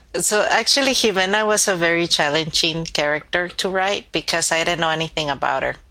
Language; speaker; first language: English; early bilingual, other home language; Spanish